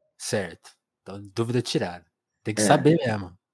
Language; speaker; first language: Portuguese; native; Portuguese